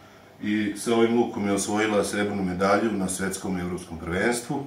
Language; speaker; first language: Serbian; native; Serbian